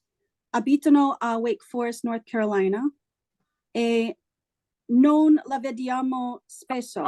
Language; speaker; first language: Italian; non-native, learner; English